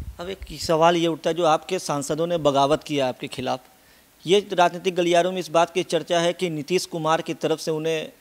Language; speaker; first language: Hindi; native; Hindi